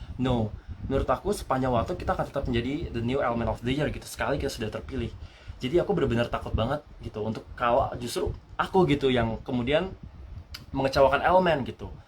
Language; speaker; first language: Indonesian; native; Indonesian